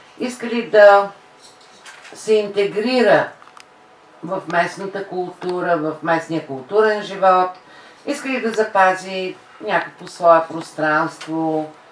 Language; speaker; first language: Bulgarian; native; Bulgarian